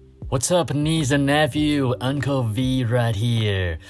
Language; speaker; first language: English; non-native, fluent; Chinese